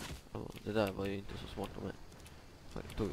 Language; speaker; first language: Swedish; native; Swedish